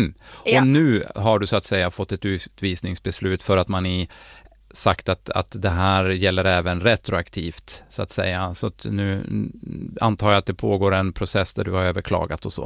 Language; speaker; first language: Swedish; native; Swedish